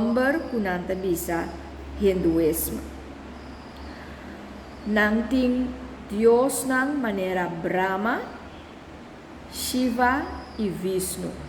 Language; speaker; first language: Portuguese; non-native, learner; Papiamento